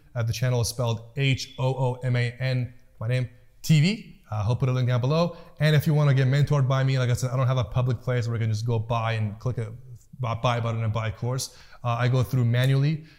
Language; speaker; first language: English; early bilingual, other home language; Persian